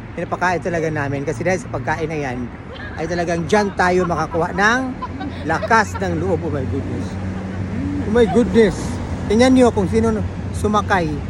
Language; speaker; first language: Filipino; native; Filipino